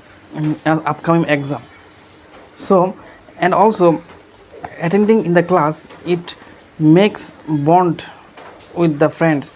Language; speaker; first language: English; non-native, learner; Bangla